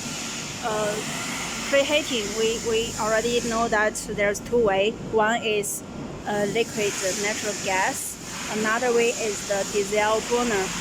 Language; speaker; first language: English; non-native, learner; Chinese